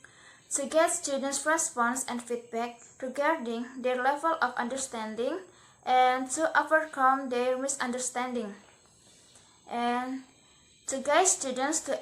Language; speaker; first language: English; non-native, learner; Indonesian